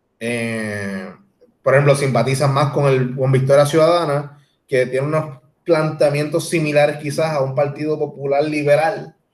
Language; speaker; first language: Spanish; native; Spanish